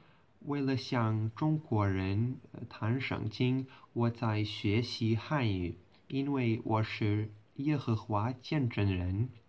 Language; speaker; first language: Chinese; non-native, learner; Portuguese